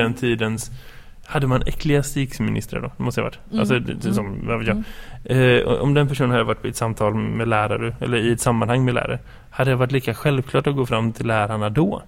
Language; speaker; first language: Swedish; native; Swedish